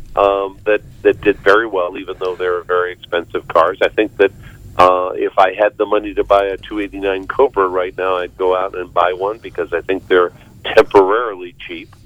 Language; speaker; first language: English; native; English